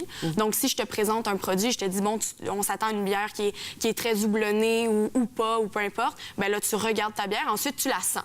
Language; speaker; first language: French; native; French